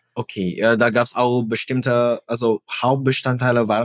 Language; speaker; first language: German; non-native, fluent; Indonesian